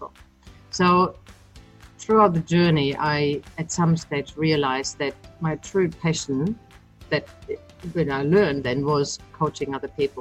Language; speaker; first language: English; non-native, fluent; German